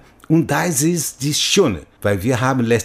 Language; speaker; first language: German; non-native, learner; Portuguese